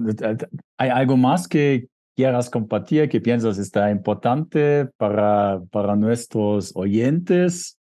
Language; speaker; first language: Spanish; non-native, fluent; German